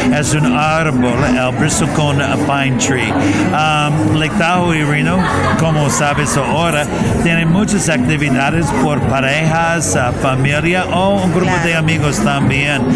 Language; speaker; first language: Spanish; non-native, learner; English